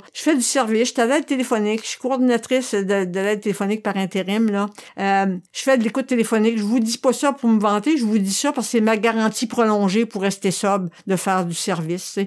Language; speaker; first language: French; native; French